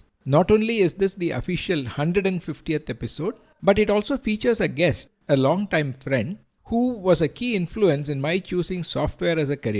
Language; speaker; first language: English; non-native, local second language; Tamil